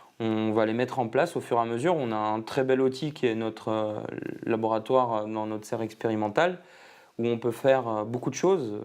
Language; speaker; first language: French; early bilingual, other home language; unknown